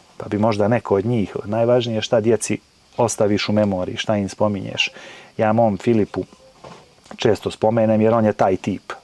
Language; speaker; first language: Bosnian; native; Bosnian